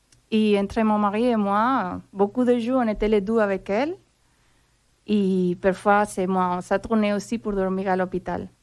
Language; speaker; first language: French; non-native, fluent; Spanish